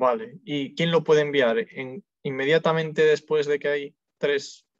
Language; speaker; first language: Spanish; non-native, learner; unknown